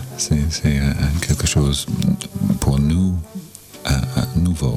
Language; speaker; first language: French; non-native, learner; English